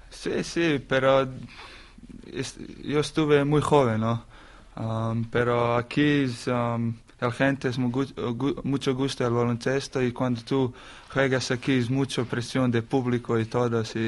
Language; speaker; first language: Spanish; non-native, learner; Slovenian